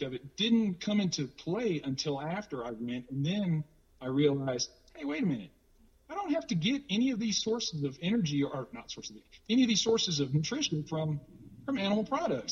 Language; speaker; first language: English; native; English